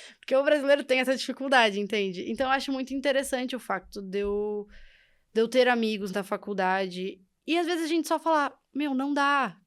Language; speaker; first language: Portuguese; native; Portuguese